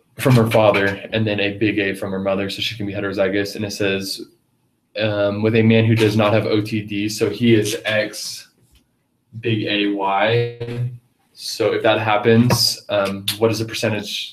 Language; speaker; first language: English; native; English